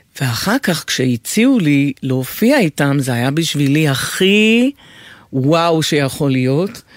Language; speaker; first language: Hebrew; early bilingual, other home language; English